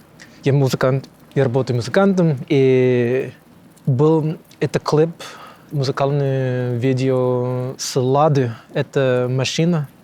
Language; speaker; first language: Russian; non-native, learner; English